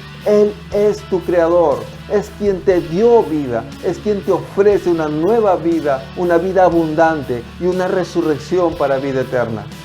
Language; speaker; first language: Spanish; native; Spanish